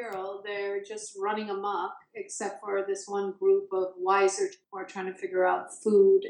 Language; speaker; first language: English; early bilingual, other home language; Persian